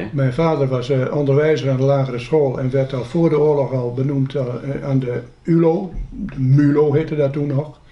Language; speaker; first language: Dutch; native; Dutch